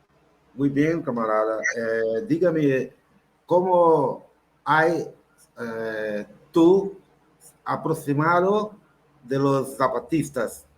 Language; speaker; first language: Spanish; non-native, learner; Portuguese